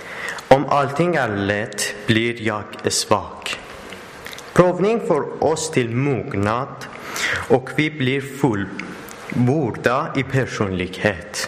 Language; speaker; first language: Swedish; non-native, learner; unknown